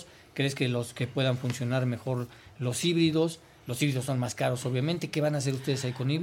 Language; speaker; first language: Spanish; native; Spanish